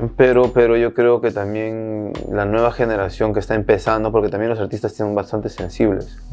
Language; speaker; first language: Spanish; early bilingual, heritage; Spanish